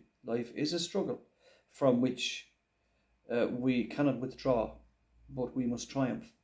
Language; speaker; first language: English; native; English